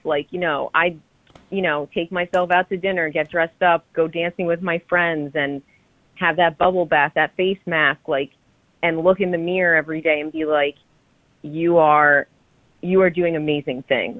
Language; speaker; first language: English; native; English